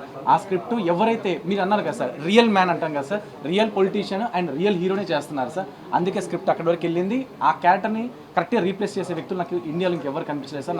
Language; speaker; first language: Telugu; native; Telugu